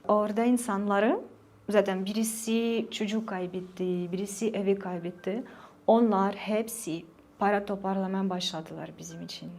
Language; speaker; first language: Turkish; non-native, fluent; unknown